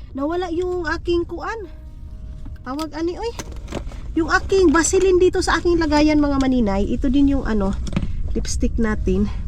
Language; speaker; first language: Filipino; non-native, local second language; Cebuano